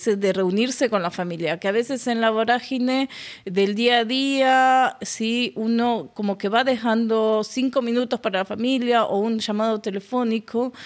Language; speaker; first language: Spanish; native; Spanish